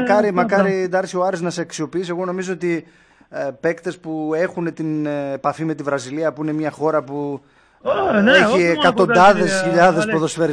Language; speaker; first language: Greek; native; Greek